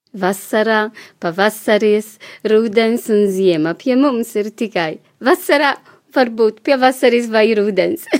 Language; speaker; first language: Latvian; non-native, fluent; Maltese